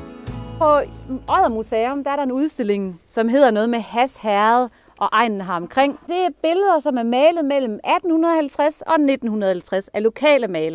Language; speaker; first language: Danish; native; Danish